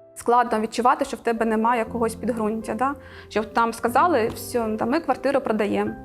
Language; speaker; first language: Ukrainian; native; Ukrainian